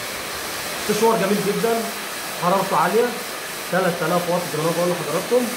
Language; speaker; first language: Arabic; native; Arabic